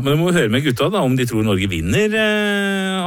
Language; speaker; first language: Norwegian; native; Norwegian